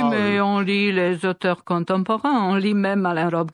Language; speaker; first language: French; non-native, fluent; Serbian